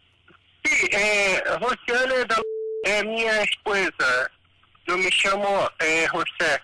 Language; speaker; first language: Spanish; non-native, learner; Portuguese